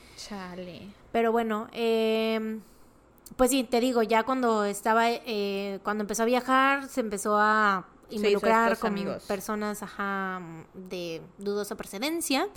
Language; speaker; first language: Spanish; native; Spanish